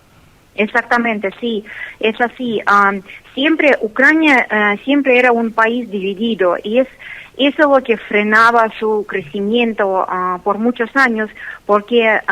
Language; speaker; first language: Spanish; non-native, fluent; Russian